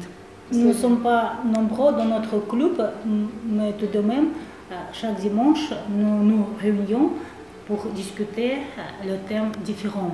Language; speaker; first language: French; non-native, fluent; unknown